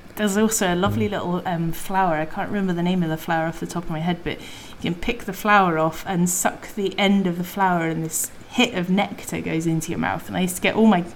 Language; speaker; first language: English; native; English